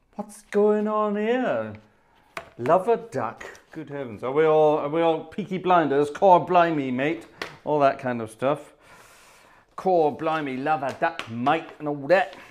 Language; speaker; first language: English; native; English